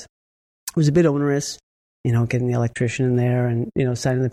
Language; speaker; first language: English; native; English